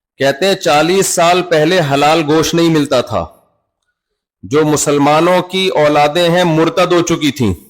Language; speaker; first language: Urdu; native; Urdu